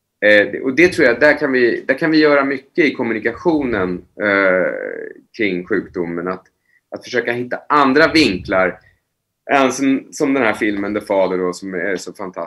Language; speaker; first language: Swedish; native; Swedish